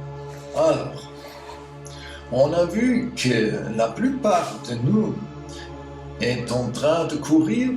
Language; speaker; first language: French; non-native, learner; German